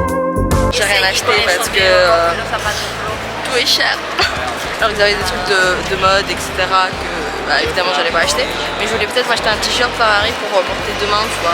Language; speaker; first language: French; native; French